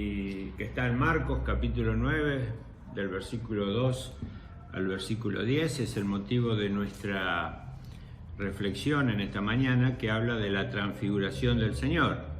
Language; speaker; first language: Spanish; native; Spanish